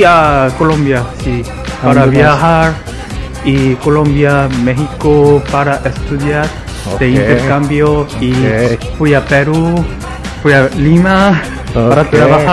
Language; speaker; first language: Spanish; non-native, learner; Korean